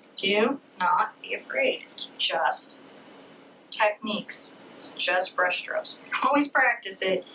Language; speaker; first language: English; native; English